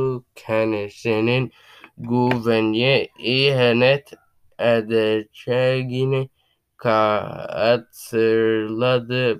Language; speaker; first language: Turkish; non-native, learner; English